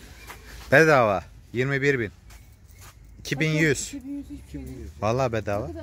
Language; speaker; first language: Turkish; native; Turkish